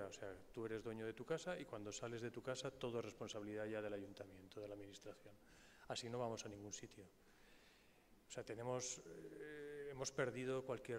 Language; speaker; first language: Spanish; native; Spanish